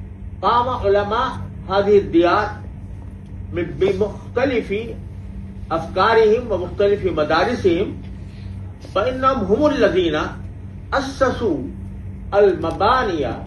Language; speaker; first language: Arabic; non-native, fluent; Urdu